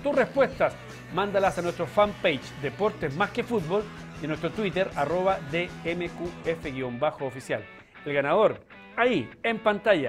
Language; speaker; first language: Spanish; native; Spanish